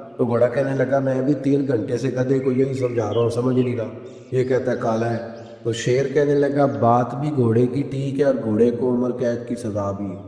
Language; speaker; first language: Urdu; non-native, local second language; Punjabi